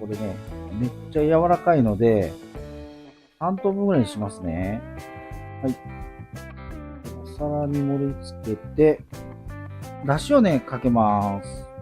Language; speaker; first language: Japanese; native; Japanese